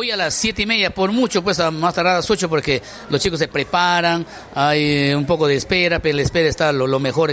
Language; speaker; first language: Spanish; native; Spanish